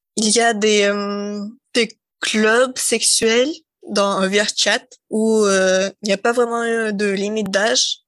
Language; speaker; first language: French; non-native, fluent; Russian